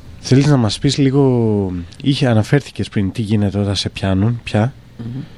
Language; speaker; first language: Greek; native; Greek